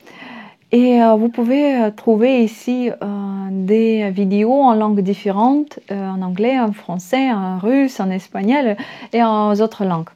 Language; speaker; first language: French; non-native, fluent; Russian